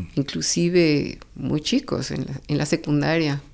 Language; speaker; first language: Spanish; native; Spanish